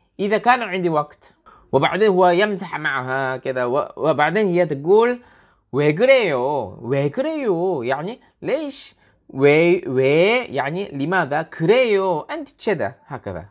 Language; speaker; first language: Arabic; non-native, learner; Korean